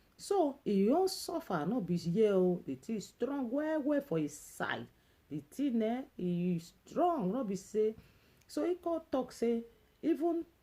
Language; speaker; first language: Nigerian Pidgin; native; Nigerian Pidgin